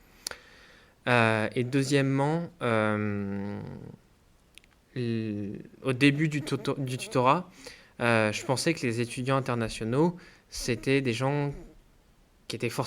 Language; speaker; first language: French; native; French